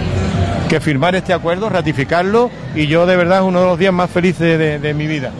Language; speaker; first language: Spanish; native; Spanish